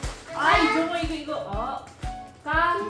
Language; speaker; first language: Korean; non-native, learner; Filipino